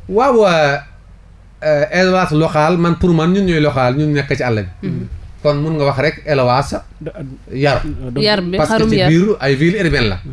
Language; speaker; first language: Wolof; non-native, local second language; Fula